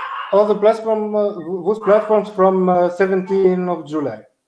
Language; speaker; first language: English; non-native, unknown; Arabic